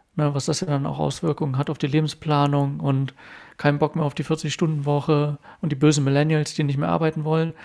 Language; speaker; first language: German; native; German